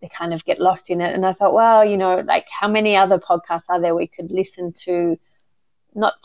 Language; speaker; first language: English; native; English